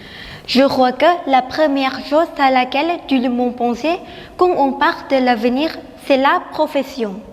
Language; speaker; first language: French; non-native, learner; Thai